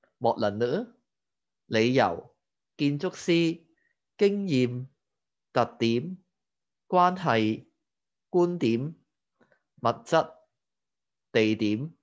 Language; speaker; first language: Vietnamese; non-native, fluent; Cantonese